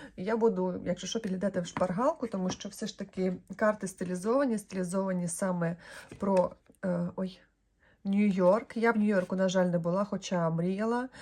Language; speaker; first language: Ukrainian; non-native, local second language; Russian